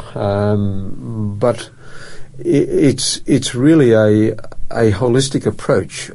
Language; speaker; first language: English; native; English